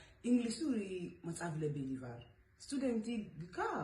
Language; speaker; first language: Georgian; non-native, learner; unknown